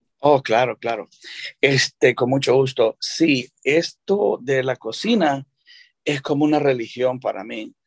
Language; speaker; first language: Spanish; native; Spanish